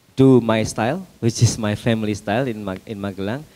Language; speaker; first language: English; non-native, fluent; Indonesian